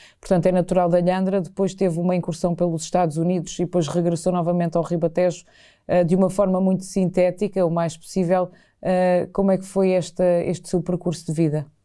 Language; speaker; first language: Portuguese; native; Portuguese